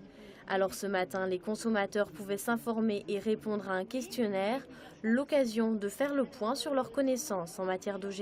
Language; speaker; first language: French; native; French